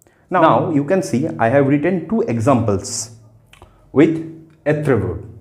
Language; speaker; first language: English; non-native, local second language; Bangla